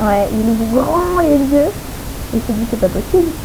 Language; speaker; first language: French; native; French